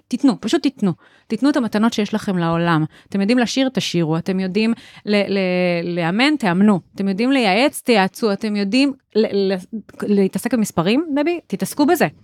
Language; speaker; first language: Hebrew; native; Hebrew